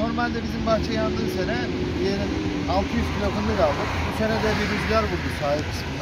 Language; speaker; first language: Turkish; native; Turkish